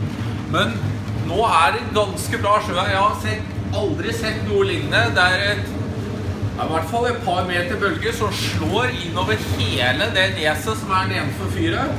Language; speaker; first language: Norwegian; native; Norwegian